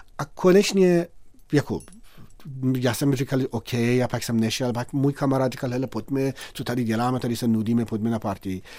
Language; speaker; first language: Czech; non-native, fluent; Persian